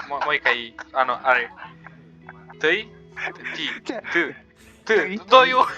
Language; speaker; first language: Japanese; non-native, learner; Romanian